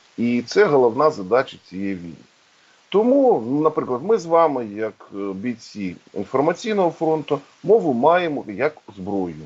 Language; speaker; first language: Ukrainian; native; Ukrainian